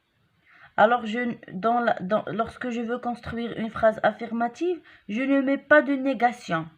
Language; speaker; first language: French; non-native, local second language; Arabic